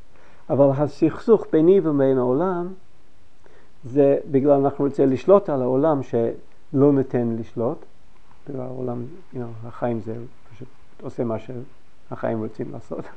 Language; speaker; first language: Hebrew; non-native, fluent; English